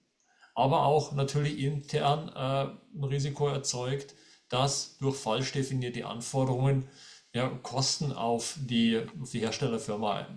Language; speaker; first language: German; native; German